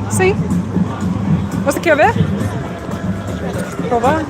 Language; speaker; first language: Portuguese; non-native, learner; English